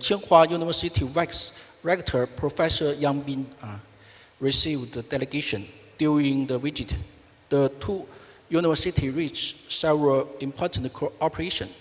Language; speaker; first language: English; non-native, fluent; Chinese